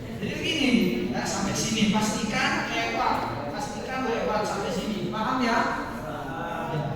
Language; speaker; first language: Indonesian; non-native, local second language; Madurese